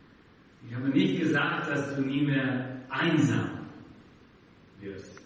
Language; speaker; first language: German; non-native, fluent; English